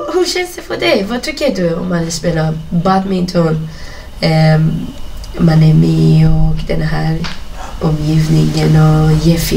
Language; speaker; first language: Swedish; non-native, fluent; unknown